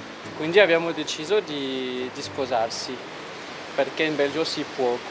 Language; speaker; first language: Italian; non-native, fluent; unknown